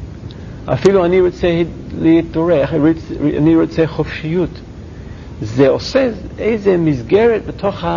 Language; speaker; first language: Hebrew; non-native, learner; English